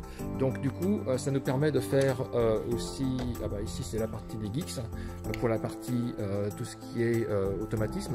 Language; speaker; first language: French; native; French